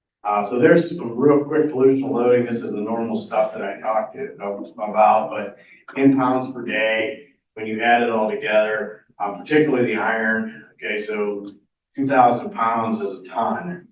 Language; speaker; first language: English; native; English